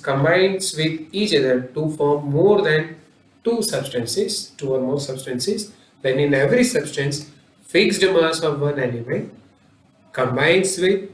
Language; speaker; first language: English; non-native, local second language; Gujarati